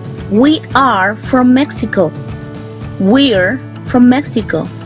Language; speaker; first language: English; non-native, fluent; Spanish